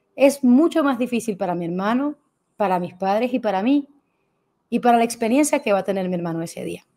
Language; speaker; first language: Spanish; native; Spanish